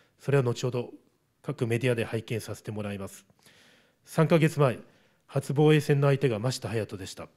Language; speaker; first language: Japanese; native; Japanese